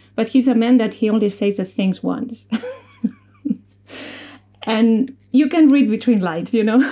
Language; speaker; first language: English; non-native, fluent; Spanish